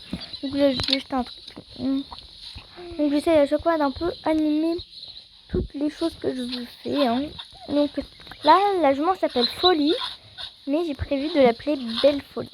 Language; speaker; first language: French; native; French